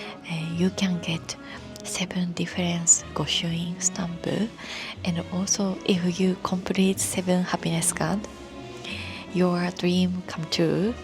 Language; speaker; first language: English; non-native, learner; Japanese